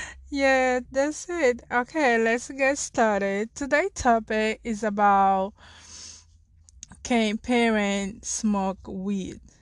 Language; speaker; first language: English; non-native, fluent; Portuguese